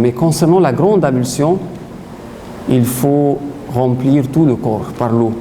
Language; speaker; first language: French; non-native, fluent; Arabic